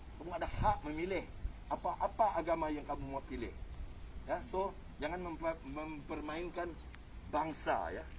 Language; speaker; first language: Malay; non-native, local second language; Iban